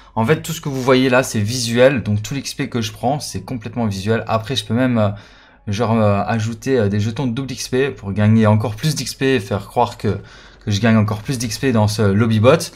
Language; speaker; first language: French; native; French